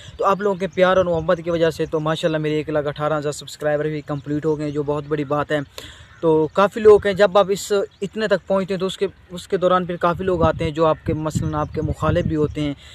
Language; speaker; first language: Urdu; non-native, local second language; Saraiki